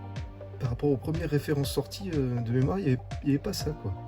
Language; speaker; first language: French; native; French